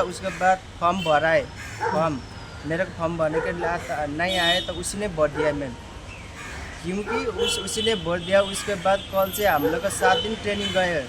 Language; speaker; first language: Hindi; non-native, local second language; Nepali